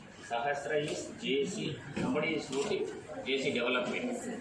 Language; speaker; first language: English; non-native, local second language; Telugu